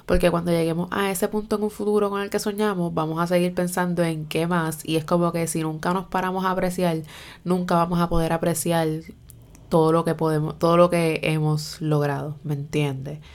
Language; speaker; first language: Spanish; native; Spanish